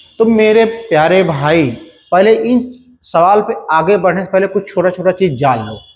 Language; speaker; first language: Hindi; native; Hindi